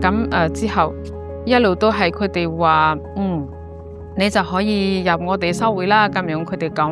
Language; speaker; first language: Cantonese; non-native, fluent; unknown